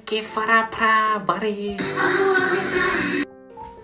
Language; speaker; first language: Portuguese; non-native, learner; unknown